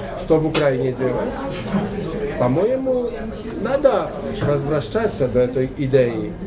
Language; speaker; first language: Russian; non-native, learner; Polish